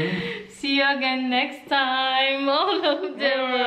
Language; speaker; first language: English; non-native, local second language; Filipino